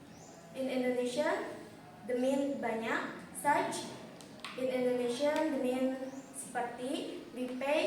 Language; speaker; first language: English; non-native, local second language; Indonesian